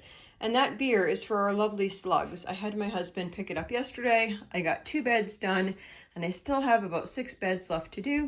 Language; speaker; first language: English; native; English